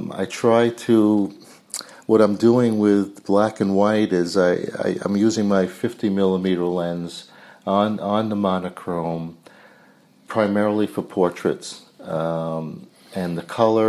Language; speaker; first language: English; native; English